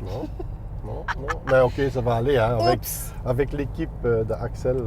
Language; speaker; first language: French; non-native, local second language; Dutch